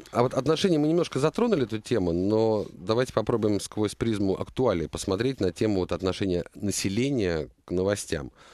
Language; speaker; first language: Russian; native; Russian